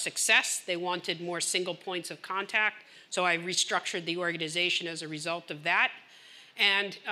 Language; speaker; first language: English; native; English